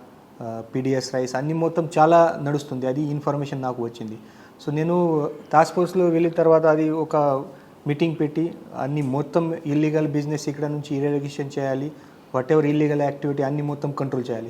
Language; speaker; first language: Telugu; non-native, fluent; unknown